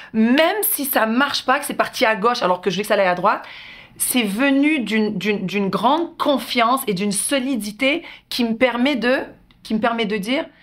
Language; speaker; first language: French; native; French